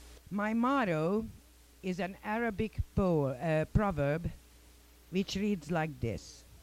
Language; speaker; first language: English; non-native, fluent; Hungarian